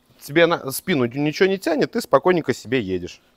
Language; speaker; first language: Russian; native; Russian